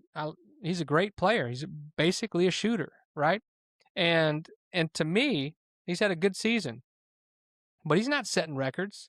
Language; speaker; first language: English; native; English